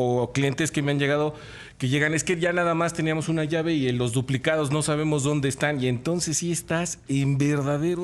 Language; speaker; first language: Spanish; native; Spanish